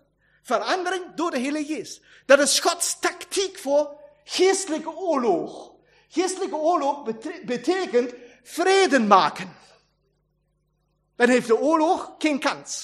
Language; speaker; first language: Dutch; non-native, learner; German